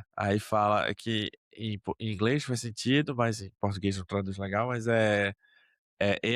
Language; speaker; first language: Portuguese; native; Portuguese